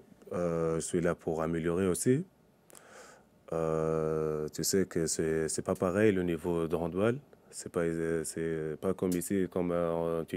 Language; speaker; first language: French; non-native, local second language; Arabic